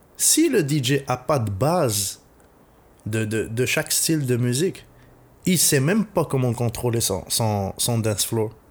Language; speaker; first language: French; non-native, local second language; Arabic